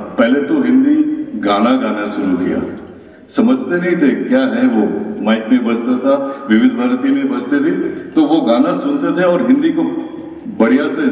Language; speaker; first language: Hindi; non-native, local second language; Bangla